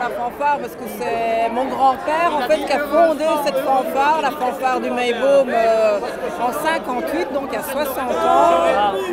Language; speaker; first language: French; native; French